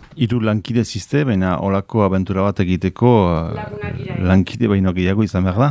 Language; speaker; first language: Basque; native; Basque